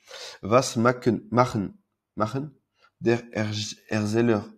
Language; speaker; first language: German; non-native, learner; French